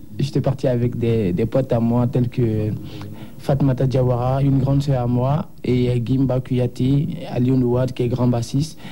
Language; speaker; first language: French; non-native, local second language; Bambara